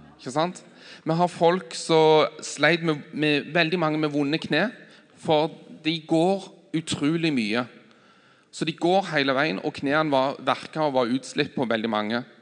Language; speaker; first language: Norwegian; native; Norwegian